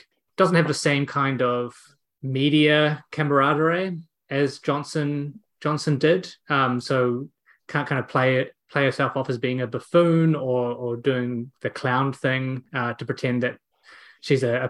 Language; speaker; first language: English; native; English